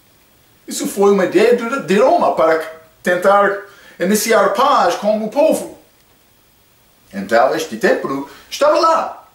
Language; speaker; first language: Portuguese; non-native, fluent; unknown